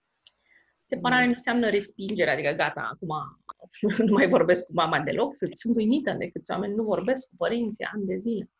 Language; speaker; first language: Romanian; native; Romanian